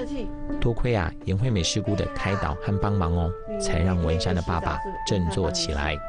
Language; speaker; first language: Chinese; native; Chinese